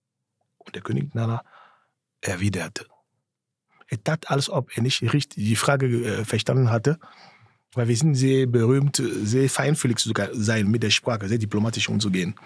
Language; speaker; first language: German; non-native, fluent; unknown